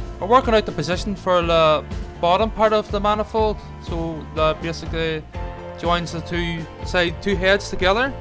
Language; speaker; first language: English; native; English